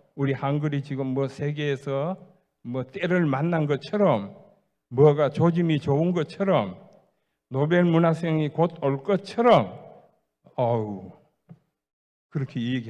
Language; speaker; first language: Korean; native; Korean